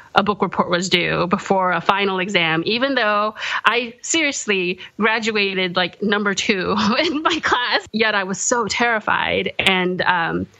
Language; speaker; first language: English; early bilingual, other home language; Korean